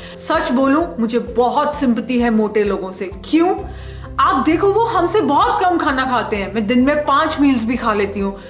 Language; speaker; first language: Hindi; native; Hindi